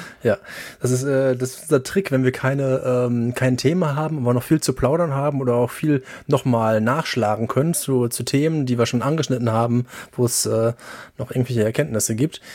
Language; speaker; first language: German; native; German